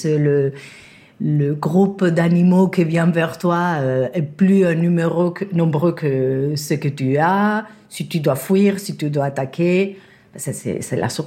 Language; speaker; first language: French; non-native, fluent; Spanish